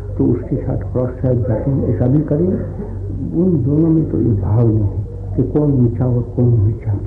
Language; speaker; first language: Hindi; non-native, local second language; Gujarati